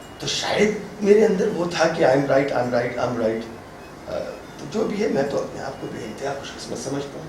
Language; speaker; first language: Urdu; native; Urdu